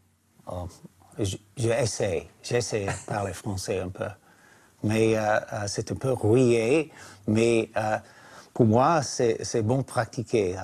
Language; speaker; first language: French; non-native, learner; English